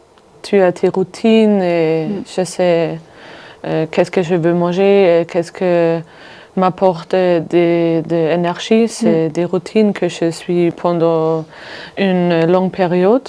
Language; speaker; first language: French; non-native, fluent; German